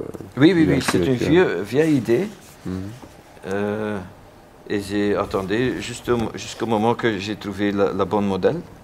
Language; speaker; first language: French; non-native, local second language; Dutch